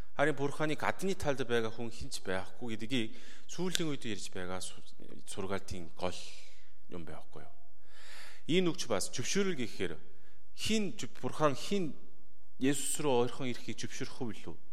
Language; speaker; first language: Mongolian; non-native, fluent; Korean